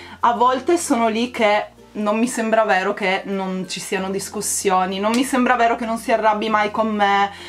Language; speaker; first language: Italian; native; Italian